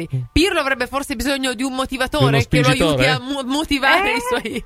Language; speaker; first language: Italian; native; Italian